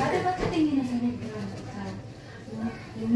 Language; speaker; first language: Filipino; non-native, learner; Indonesian